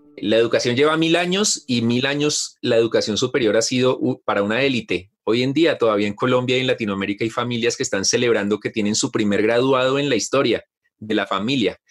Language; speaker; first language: Spanish; native; Spanish